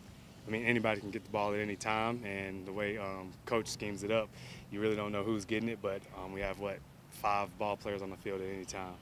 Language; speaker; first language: English; native; English